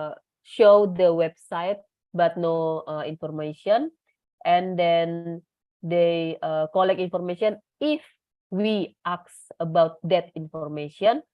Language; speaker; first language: English; non-native, learner; Indonesian